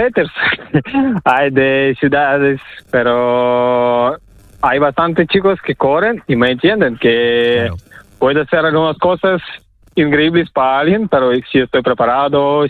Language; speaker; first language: Spanish; non-native, learner; Ukrainian